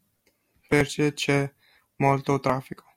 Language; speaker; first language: Italian; non-native, learner; English